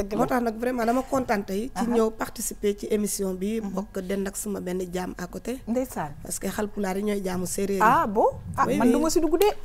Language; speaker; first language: Wolof; non-native, local second language; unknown